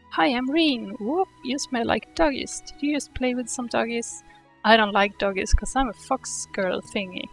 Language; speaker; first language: English; non-native, fluent; Swedish